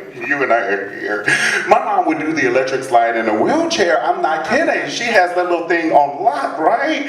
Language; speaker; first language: English; native; English